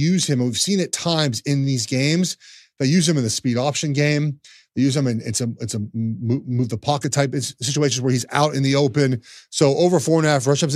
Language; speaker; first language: English; native; English